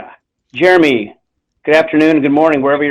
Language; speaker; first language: English; native; English